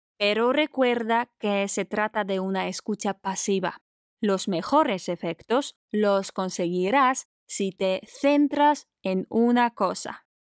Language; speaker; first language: Spanish; non-native, fluent; Polish